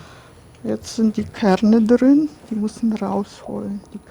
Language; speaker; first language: German; non-native, fluent; Polish